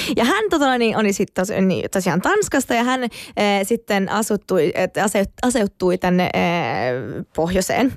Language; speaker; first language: Finnish; non-native, local second language; Swedish